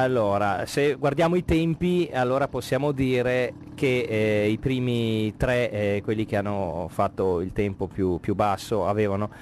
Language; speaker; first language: Italian; native; Italian